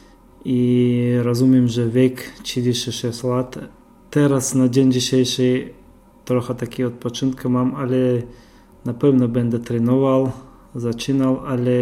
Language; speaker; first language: Polish; non-native, fluent; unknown